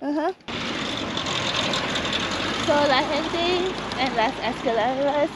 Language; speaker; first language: Spanish; non-native, learner; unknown